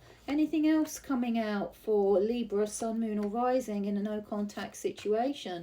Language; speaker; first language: English; native; English